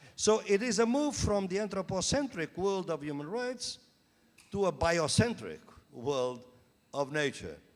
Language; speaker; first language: English; non-native, fluent; Portuguese